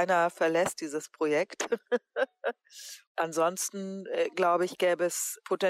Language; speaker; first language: German; native; German